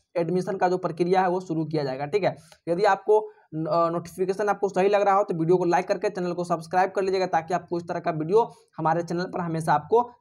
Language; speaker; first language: Hindi; native; Hindi